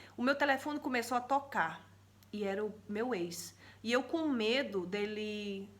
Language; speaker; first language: Portuguese; native; Portuguese